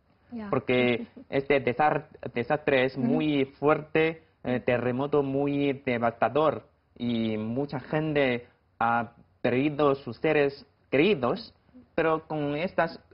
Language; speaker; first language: Spanish; non-native, fluent; Chinese